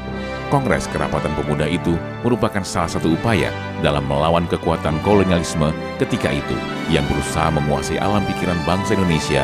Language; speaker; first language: Indonesian; native; Indonesian